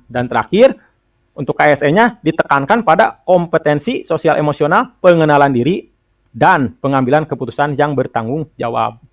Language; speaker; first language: Indonesian; non-native, local second language; Sundanese